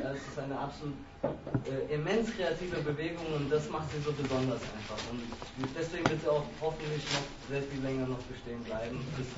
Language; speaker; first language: German; native; German